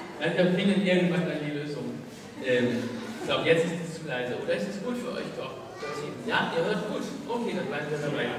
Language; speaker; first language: German; non-native, fluent; French